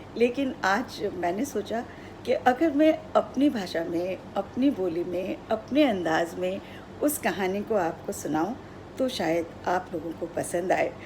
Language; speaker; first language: Hindi; non-native, local second language; Odia